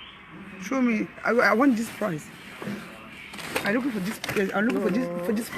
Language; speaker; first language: English; non-native, learner; French